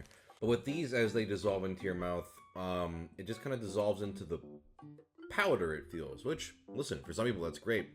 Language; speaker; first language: English; native; English